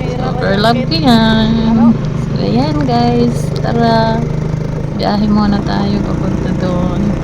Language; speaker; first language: Filipino; non-native, local second language; Waray